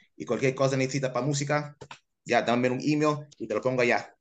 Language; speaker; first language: Spanish; early bilingual, heritage; Spanish